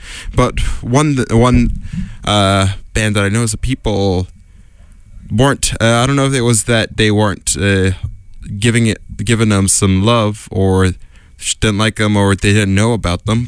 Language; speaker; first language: English; native; English